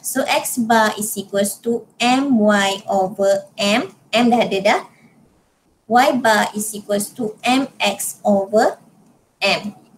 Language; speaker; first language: English; non-native, local second language; Malay